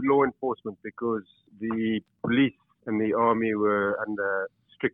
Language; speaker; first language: English; native; English